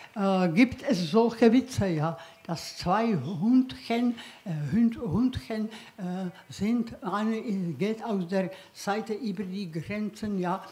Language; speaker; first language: German; non-native, learner; Czech